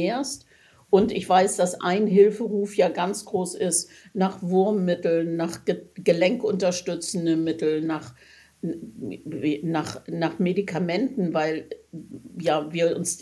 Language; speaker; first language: German; native; German